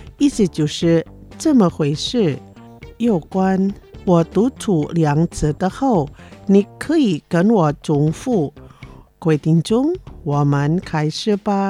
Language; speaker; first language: Chinese; non-native, fluent; Indonesian